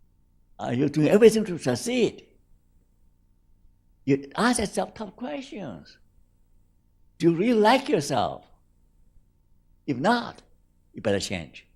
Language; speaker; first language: English; non-native, fluent; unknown